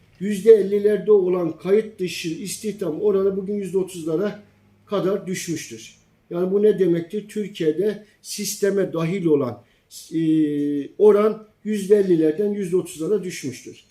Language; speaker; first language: Turkish; native; Turkish